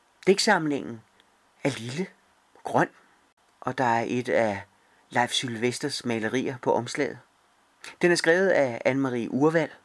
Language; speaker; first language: Danish; native; Danish